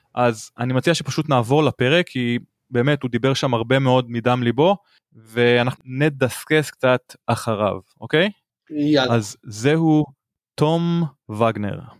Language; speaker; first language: Hebrew; native; Hebrew